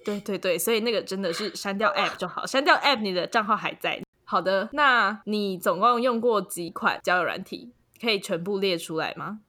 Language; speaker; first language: Chinese; native; Chinese